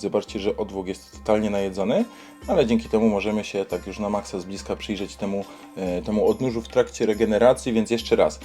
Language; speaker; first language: Polish; native; Polish